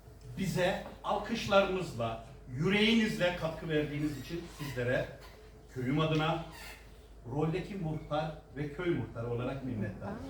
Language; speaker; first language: Turkish; native; Turkish